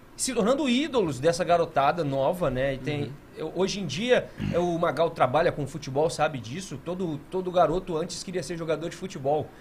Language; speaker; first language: Portuguese; native; Portuguese